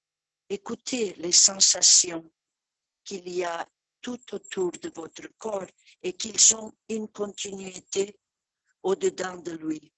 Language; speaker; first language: French; non-native, fluent; Catalan